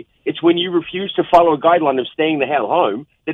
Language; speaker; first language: English; native; English